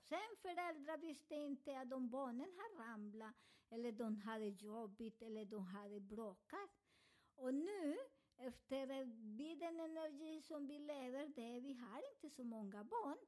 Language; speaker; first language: Swedish; non-native, learner; Spanish